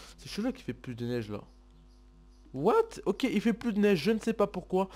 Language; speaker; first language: French; native; French